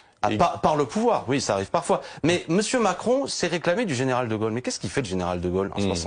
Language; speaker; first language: French; native; French